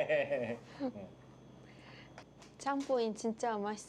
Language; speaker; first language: Korean; non-native, fluent; Japanese